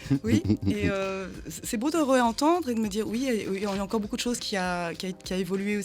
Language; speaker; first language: French; early bilingual, other home language; Khmer